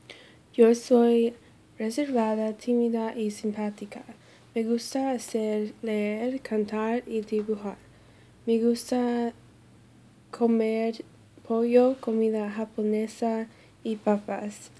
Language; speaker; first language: Spanish; non-native, learner; English